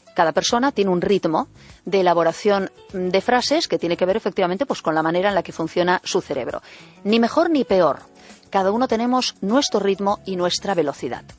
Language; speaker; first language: Spanish; native; Spanish